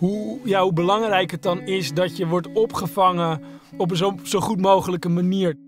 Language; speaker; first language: Dutch; native; Dutch